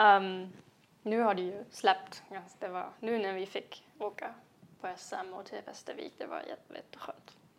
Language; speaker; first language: Swedish; non-native, fluent; German